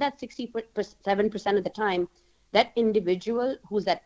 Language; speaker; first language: English; non-native, local second language; Hindi